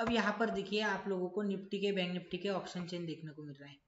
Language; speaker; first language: Hindi; non-native, local second language; Marathi